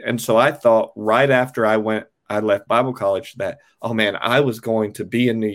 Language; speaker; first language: English; native; English